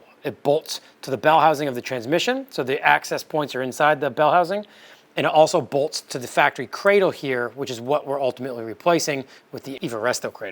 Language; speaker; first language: English; native; English